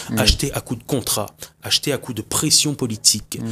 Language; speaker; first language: French; native; French